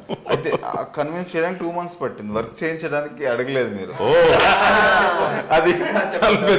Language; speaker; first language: Telugu; native; Telugu